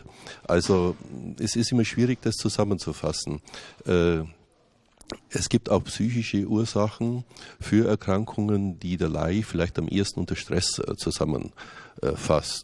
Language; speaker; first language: German; native; German